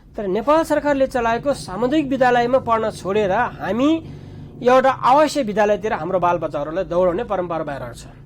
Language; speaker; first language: Nepali; non-native, local second language; Sherpa